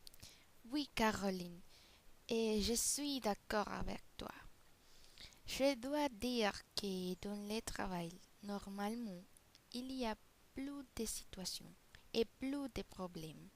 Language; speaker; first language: French; non-native, learner; Spanish